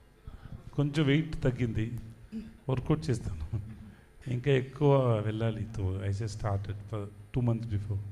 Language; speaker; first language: Telugu; non-native, learner; Tamil